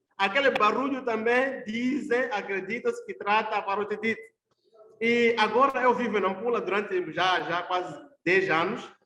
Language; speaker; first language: Portuguese; non-native, local second language; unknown